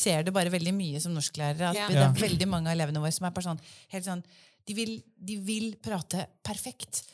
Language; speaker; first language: Norwegian; native; Norwegian